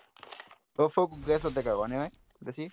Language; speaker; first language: Spanish; native; Spanish